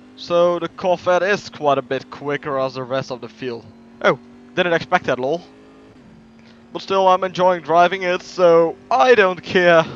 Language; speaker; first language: English; non-native, fluent; Dutch